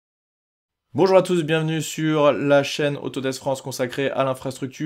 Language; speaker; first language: French; native; French